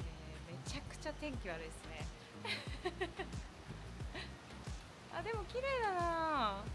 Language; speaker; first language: Japanese; native; Japanese